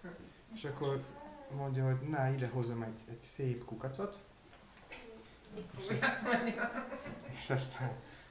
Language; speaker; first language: Hungarian; non-native, learner; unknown